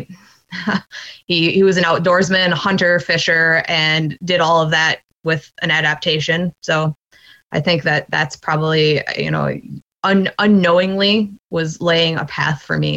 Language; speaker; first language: English; native; English